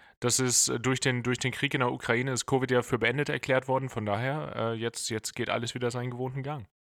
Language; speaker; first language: German; native; German